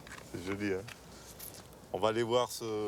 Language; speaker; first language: French; native; French